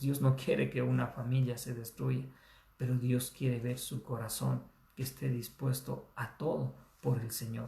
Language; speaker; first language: Spanish; native; Spanish